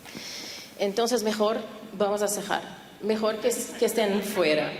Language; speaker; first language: Spanish; non-native, fluent; Portuguese